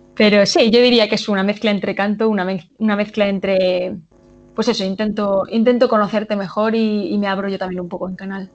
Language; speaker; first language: Spanish; native; Spanish